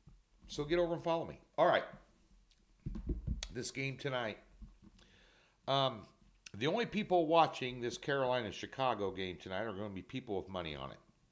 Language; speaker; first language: English; native; English